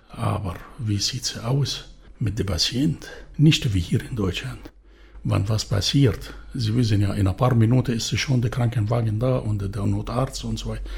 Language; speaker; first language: German; non-native, fluent; Arabic